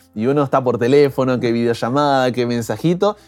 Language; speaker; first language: Spanish; native; Spanish